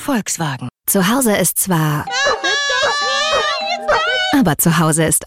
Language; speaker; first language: German; native; German